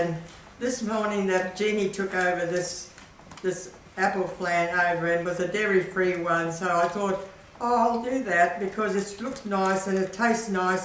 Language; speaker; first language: English; native; English